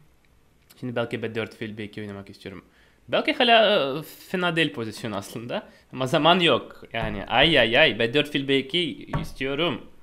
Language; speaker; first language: Turkish; non-native, fluent; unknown